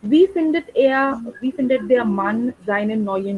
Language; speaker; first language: German; non-native, fluent; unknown